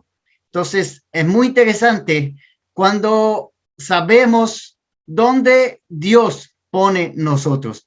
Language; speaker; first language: Spanish; non-native, learner; Portuguese